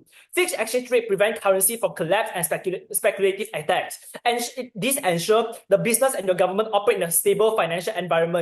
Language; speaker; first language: English; non-native, learner; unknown